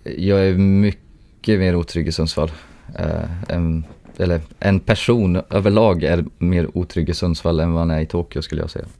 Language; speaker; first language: Swedish; native; Swedish